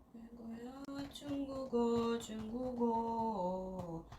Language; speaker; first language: Korean; non-native, learner; Russian